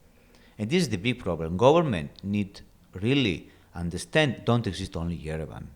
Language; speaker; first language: English; non-native, learner; Italian